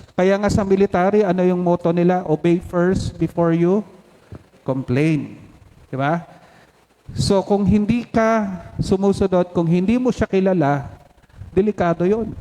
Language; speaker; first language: Filipino; native; Filipino